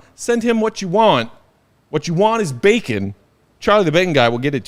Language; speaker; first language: English; native; English